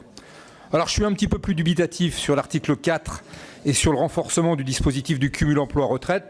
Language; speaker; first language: French; native; French